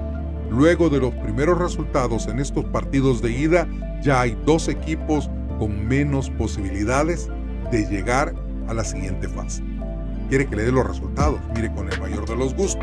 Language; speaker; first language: Spanish; native; Spanish